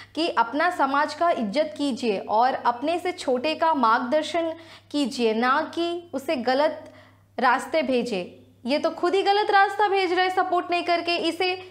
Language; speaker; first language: Hindi; non-native, local second language; Sadri